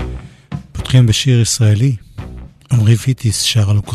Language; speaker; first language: Hebrew; native; Hebrew